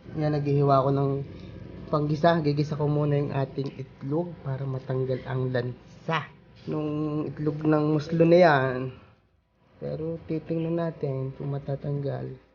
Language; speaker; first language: Filipino; native; Filipino